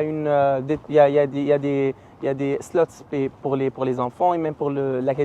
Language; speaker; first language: French; non-native, learner; Arabic